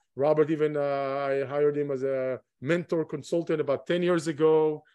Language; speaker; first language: English; non-native, fluent; Hebrew